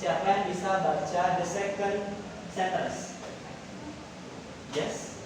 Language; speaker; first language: English; non-native, learner; Indonesian